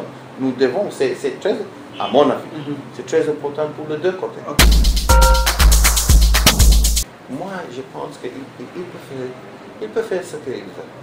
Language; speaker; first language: French; non-native, learner; Hebrew